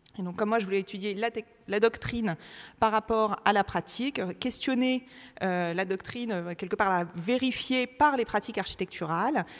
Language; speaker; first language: French; native; French